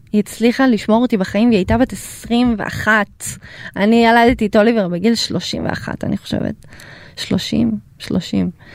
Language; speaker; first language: Hebrew; early bilingual, other home language; Russian